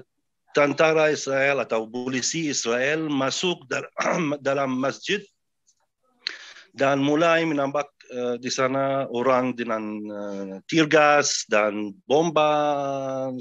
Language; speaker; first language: Indonesian; non-native, fluent; Arabic